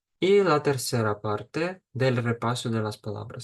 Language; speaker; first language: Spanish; non-native, fluent; Ukrainian